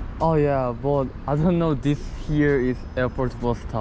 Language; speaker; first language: English; non-native, learner; Korean